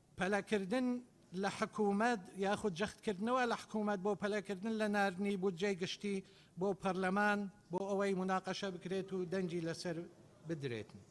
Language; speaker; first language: Central Kurdish; non-native, local second language; Assyrian Neo-Aramaic